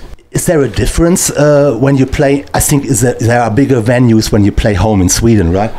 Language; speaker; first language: English; non-native, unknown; German